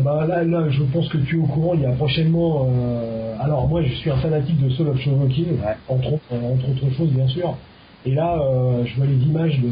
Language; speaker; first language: French; native; French